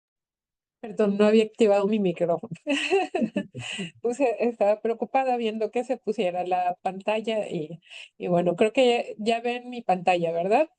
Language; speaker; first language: Spanish; native; Spanish